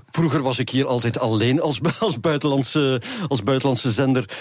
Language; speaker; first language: Dutch; native; Dutch